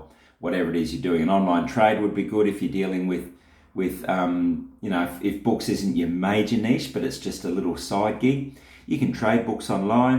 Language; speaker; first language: English; native; English